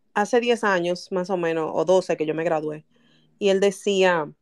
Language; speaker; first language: Spanish; native; Spanish